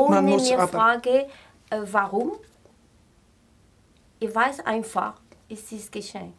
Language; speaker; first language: German; non-native, fluent; French